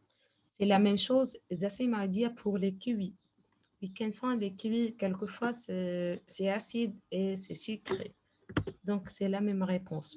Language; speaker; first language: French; non-native, fluent; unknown